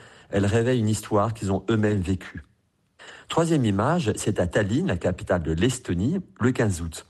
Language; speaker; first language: French; native; French